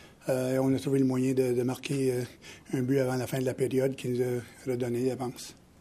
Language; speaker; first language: French; native; French